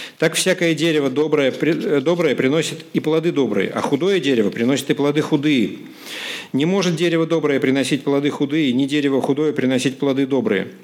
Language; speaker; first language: Russian; native; Russian